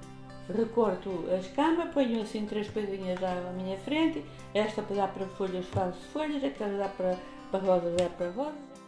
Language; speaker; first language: Portuguese; native; Portuguese